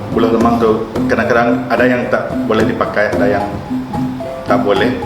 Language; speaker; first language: Malay; non-native, local second language; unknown